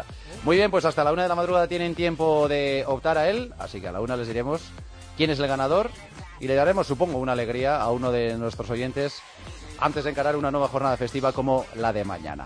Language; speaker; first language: Spanish; native; Spanish